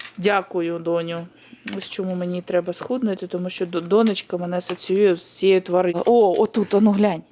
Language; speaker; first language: Ukrainian; non-native, local second language; Russian